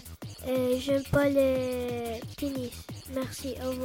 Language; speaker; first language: French; early bilingual, other home language; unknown